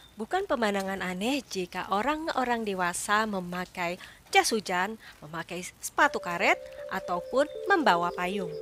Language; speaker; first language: Indonesian; native; Indonesian